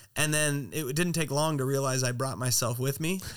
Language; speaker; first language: English; native; English